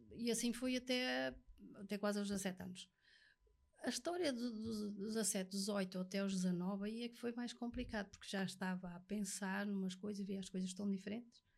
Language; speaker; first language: Portuguese; native; Portuguese